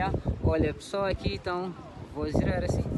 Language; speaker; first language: Portuguese; non-native, learner; Swahili